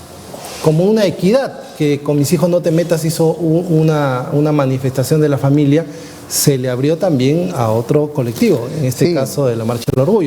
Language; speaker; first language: Spanish; native; Spanish